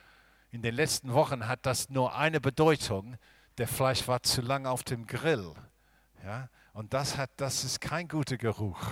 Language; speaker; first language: German; non-native, fluent; English